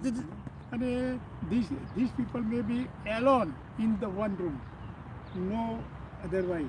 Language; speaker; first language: English; non-native, learner; Gujarati